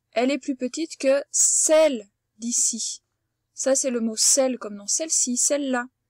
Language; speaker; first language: French; native; French